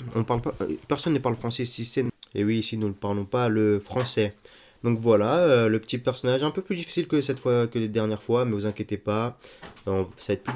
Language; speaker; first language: French; native; French